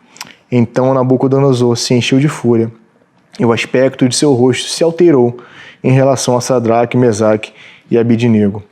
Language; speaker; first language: Portuguese; native; Portuguese